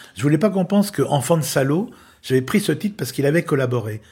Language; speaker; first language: French; native; French